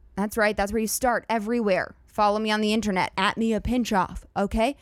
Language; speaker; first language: English; native; English